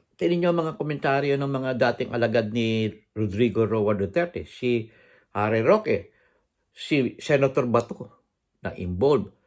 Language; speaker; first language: Filipino; native; Filipino